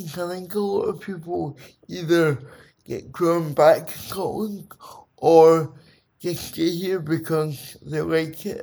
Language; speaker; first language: English; native; English